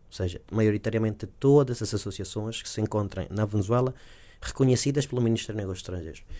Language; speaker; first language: Portuguese; early bilingual, heritage; Portuguese